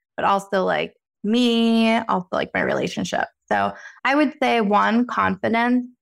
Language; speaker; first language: English; native; English